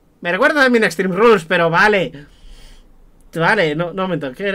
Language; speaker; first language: Spanish; native; Spanish